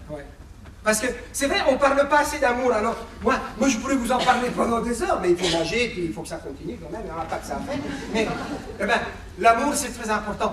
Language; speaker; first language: French; native; French